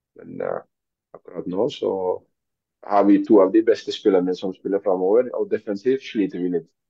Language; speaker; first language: Norwegian; early bilingual, other home language; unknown